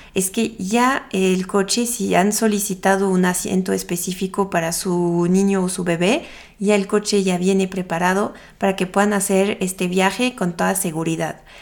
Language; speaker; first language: Spanish; non-native, fluent; French